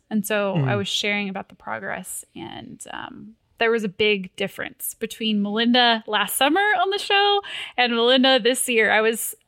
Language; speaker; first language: English; native; English